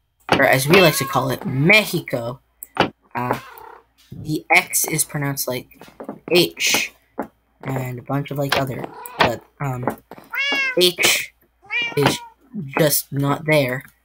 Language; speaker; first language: English; native; English